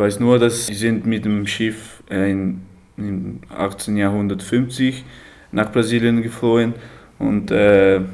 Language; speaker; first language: German; early bilingual, heritage; German